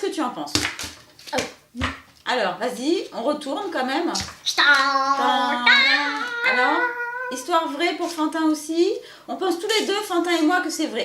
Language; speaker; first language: French; native; French